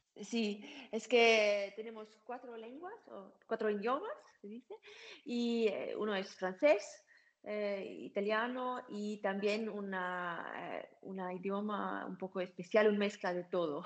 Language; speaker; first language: Spanish; non-native, learner; German